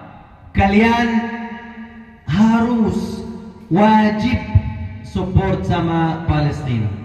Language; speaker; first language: Indonesian; non-native, fluent; Arabic